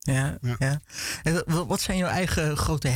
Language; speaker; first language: Dutch; native; Dutch